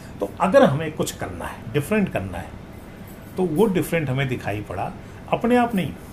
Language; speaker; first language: Hindi; native; Hindi